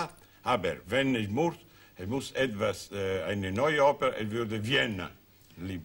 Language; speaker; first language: German; non-native, learner; Italian